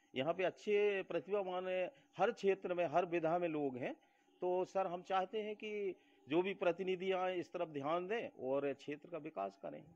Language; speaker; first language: Hindi; native; Hindi